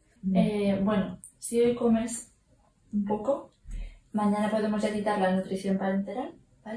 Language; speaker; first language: Spanish; native; Spanish